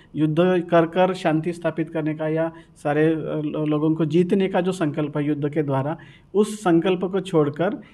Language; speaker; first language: Hindi; non-native, local second language; Marathi